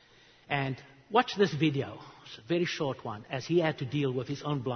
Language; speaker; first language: English; non-native, local second language; Afrikaans